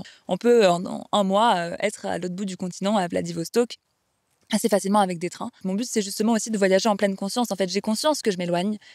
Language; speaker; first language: French; native; French